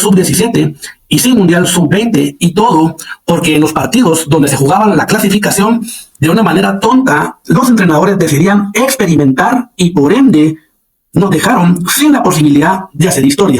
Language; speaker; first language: Spanish; native; Spanish